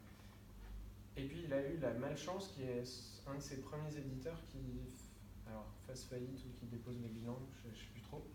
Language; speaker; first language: French; native; French